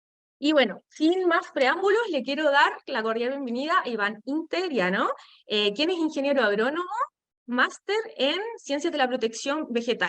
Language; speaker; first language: Spanish; native; Spanish